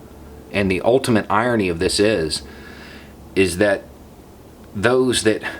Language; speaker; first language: English; native; English